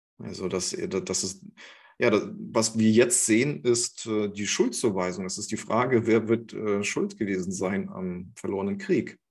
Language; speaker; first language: German; non-native, fluent; Russian